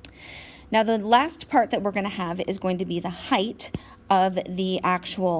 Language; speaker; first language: English; native; English